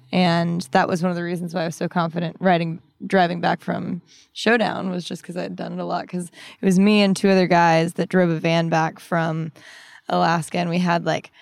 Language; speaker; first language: English; native; English